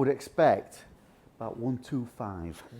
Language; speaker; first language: English; native; English